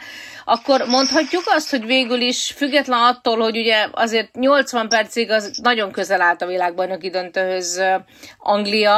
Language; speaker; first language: Hungarian; native; Hungarian